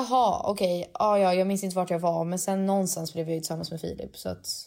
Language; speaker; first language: Swedish; native; Swedish